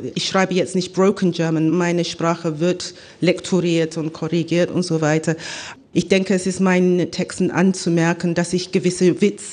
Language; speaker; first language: German; non-native, fluent; English